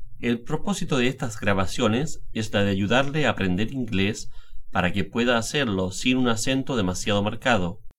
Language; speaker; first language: Spanish; native; Spanish